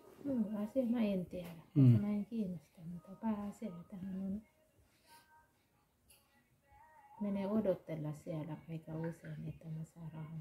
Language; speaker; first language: Finnish; non-native, learner; Thai